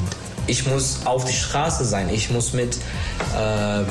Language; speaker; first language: German; non-native, learner; Turkish